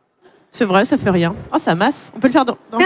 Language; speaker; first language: French; native; French